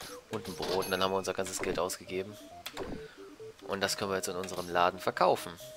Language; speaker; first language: German; native; German